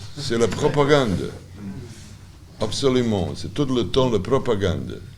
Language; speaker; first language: French; non-native, learner; Serbian